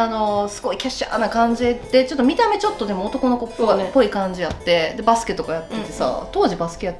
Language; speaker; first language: Japanese; native; Japanese